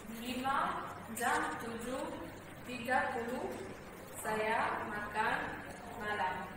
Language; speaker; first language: Indonesian; non-native, learner; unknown